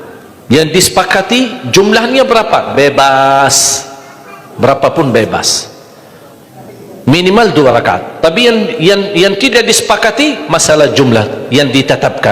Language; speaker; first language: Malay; non-native, fluent; Arabic